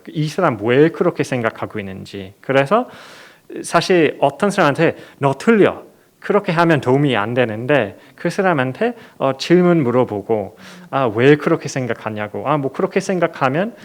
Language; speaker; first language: Korean; non-native, fluent; English